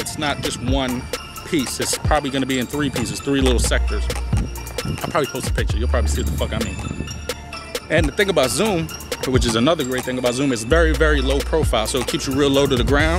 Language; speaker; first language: English; native; English